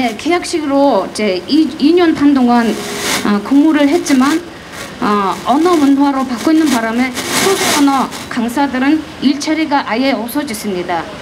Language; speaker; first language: Korean; non-native, fluent; Mongolian